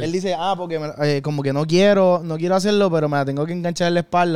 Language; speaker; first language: Spanish; native; Spanish